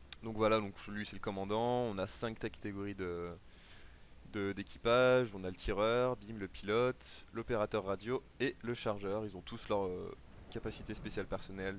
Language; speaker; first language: French; native; French